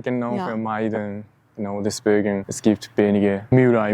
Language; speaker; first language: German; non-native, learner; Japanese